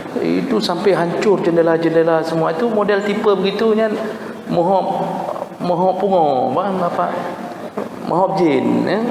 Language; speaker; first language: Malay; non-native, local second language; Achinese